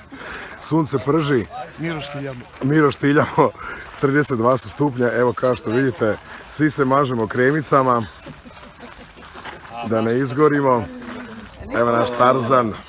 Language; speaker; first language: Bosnian; native; Bosnian